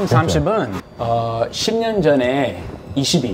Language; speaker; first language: Korean; non-native, fluent; English